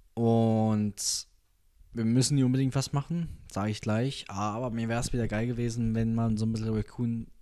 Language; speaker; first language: German; native; German